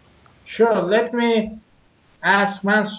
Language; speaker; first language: English; non-native, learner; Persian